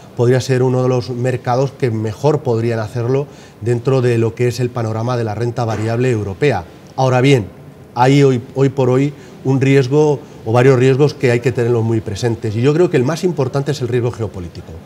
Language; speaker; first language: Spanish; native; Spanish